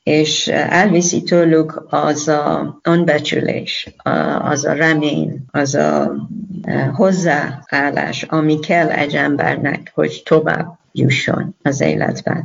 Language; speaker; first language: Hungarian; non-native, learner; Persian